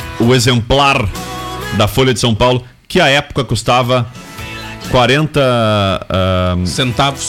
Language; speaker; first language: Portuguese; native; Portuguese